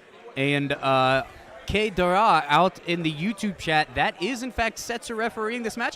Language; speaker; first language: English; native; English